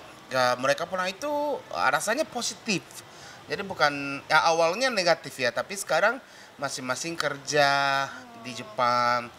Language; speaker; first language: Indonesian; non-native, fluent; Japanese